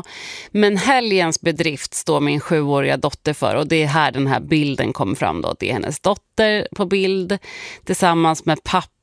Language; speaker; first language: Swedish; native; Swedish